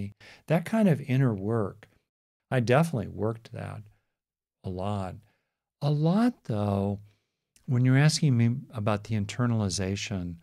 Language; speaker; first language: English; native; English